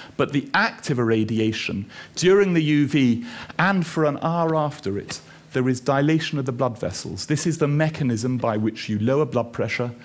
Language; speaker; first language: English; native; English